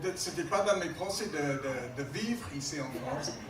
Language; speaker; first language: French; non-native, fluent; English